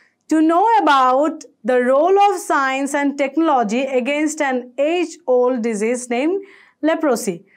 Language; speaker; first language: English; non-native, local second language; Bangla